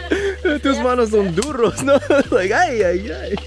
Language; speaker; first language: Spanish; non-native, learner; English